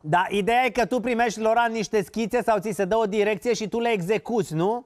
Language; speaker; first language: Romanian; native; Romanian